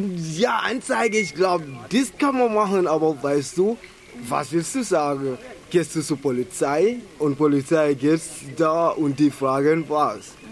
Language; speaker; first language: German; non-native, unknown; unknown